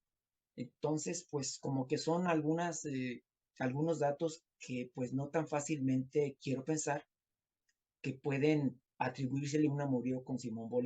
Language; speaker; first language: Spanish; native; Spanish